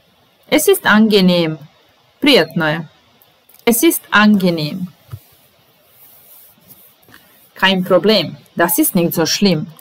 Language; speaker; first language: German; non-native, fluent; Serbian